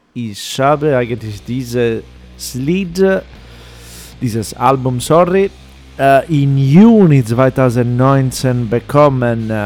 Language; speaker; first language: German; non-native, fluent; Italian